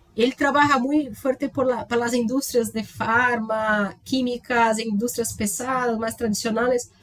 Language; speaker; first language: Spanish; non-native, learner; Portuguese